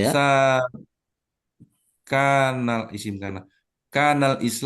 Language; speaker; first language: Arabic; non-native, learner; Indonesian